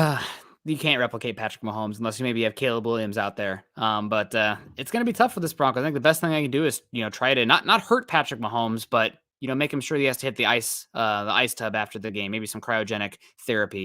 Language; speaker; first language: English; native; English